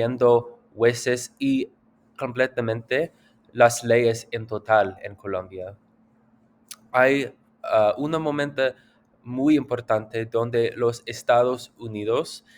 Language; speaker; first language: Spanish; non-native, learner; English